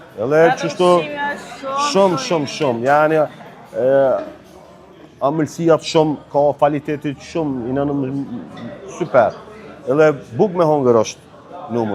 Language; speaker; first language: Albanian; early bilingual, heritage; Turkish